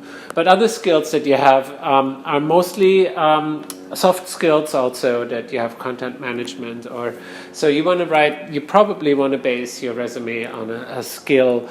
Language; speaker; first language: English; non-native, fluent; German